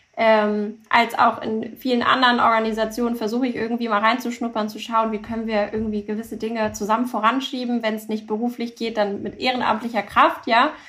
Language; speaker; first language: German; early bilingual, other home language; Turkish